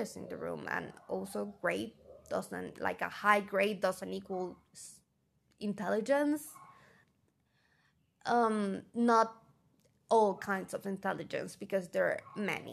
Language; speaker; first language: English; non-native, fluent; Spanish